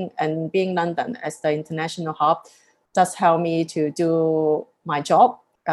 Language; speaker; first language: English; non-native, local second language; Cantonese